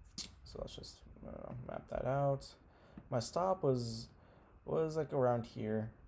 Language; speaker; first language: English; native; English